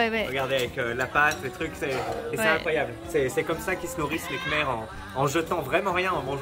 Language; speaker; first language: French; native; French